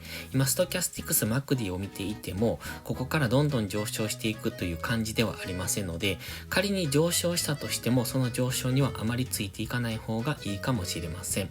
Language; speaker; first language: Japanese; native; Japanese